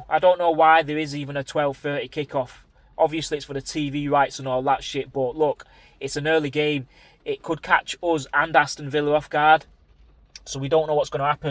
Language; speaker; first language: English; native; English